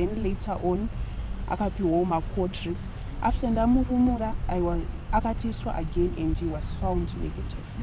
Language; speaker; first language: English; non-native, local second language; Shona